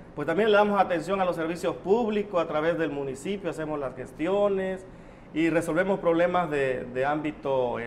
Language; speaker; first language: Spanish; native; Spanish